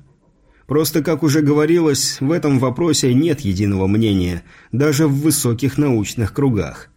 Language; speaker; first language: Russian; native; Russian